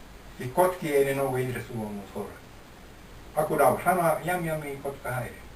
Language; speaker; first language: Bulgarian; non-native, learner; Finnish